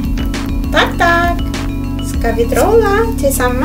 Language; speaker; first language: Swedish; non-native, fluent; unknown